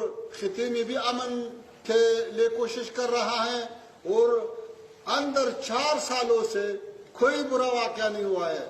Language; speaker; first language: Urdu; non-native, fluent; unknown